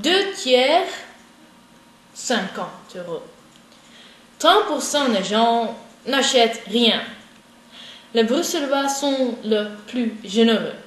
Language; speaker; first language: French; non-native, learner; Dutch